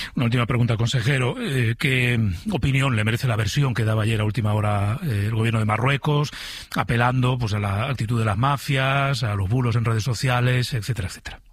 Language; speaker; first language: Spanish; native; Spanish